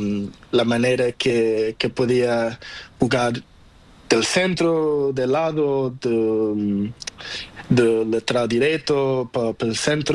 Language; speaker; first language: Spanish; non-native, learner; Portuguese